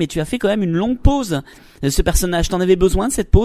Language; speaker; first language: French; native; French